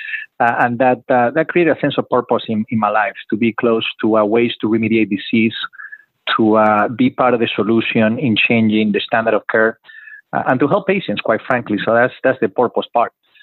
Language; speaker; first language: English; non-native, fluent; Spanish